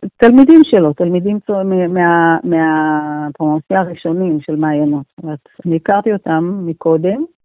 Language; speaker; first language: Hebrew; native; Hebrew